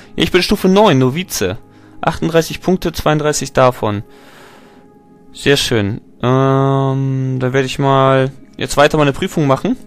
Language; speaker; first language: German; native; German